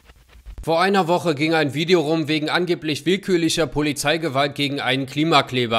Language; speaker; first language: German; native; German